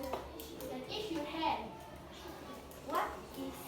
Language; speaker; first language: English; non-native, learner; Indonesian